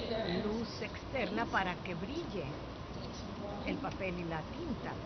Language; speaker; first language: Spanish; non-native, fluent; Dutch